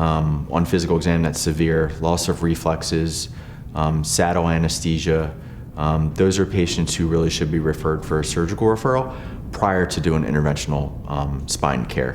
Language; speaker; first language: English; native; English